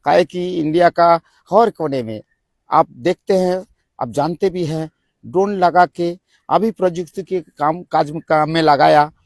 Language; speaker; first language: Hindi; non-native, local second language; Bangla